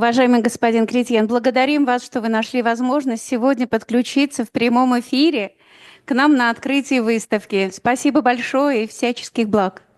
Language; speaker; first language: Russian; native; Russian